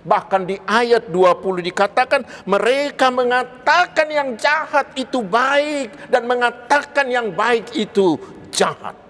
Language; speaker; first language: Indonesian; non-native, local second language; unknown